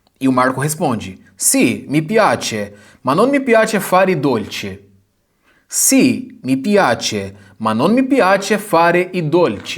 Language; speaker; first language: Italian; non-native, fluent; Portuguese